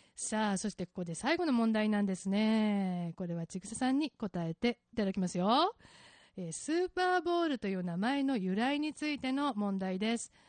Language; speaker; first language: Japanese; native; Japanese